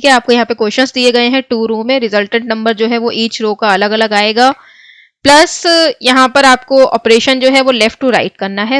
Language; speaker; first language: Hindi; native; Hindi